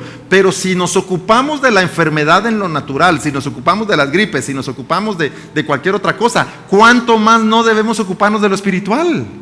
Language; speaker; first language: Spanish; native; Spanish